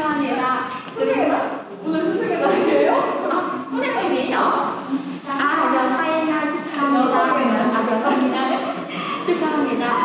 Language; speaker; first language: Korean; non-native, learner; Vietnamese